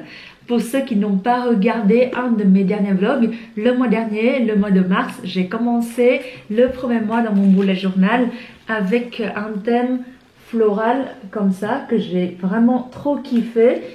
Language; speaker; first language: French; non-native, fluent; Vietnamese